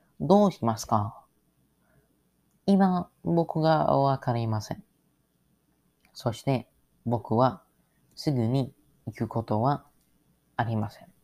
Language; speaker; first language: Japanese; non-native, learner; English